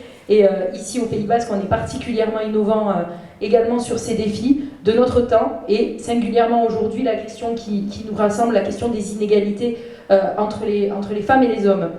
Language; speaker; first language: French; native; French